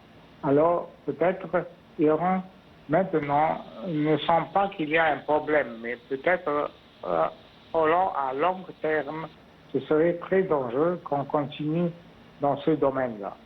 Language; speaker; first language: French; non-native, fluent; Arabic